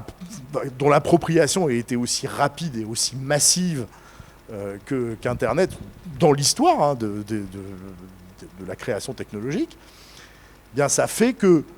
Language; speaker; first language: French; native; French